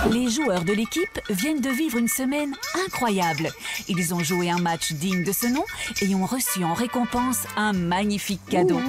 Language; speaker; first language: French; native; French